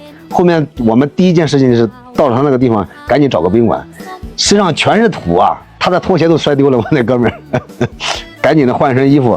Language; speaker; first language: Chinese; native; Chinese